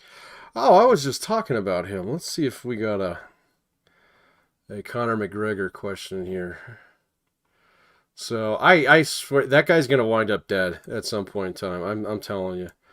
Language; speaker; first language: English; native; English